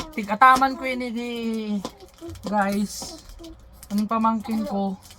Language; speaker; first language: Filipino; non-native, local second language; Bikol